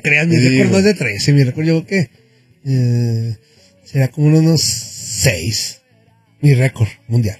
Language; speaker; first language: Spanish; native; Spanish